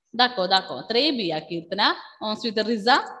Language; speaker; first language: French; non-native, fluent; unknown